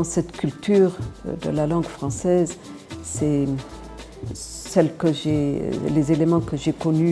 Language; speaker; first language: French; non-native, fluent; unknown